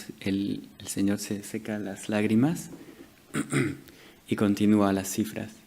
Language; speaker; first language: Spanish; non-native, fluent; French